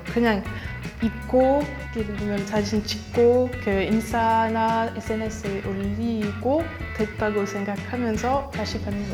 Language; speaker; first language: Korean; non-native, fluent; French